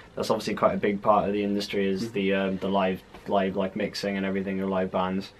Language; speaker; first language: English; native; English